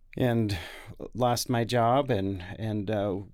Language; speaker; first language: English; native; English